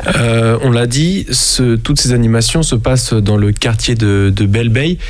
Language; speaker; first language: French; native; French